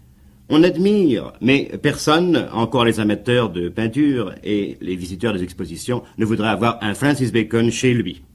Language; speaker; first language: French; native; French